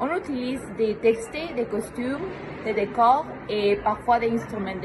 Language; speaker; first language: French; non-native, learner; Spanish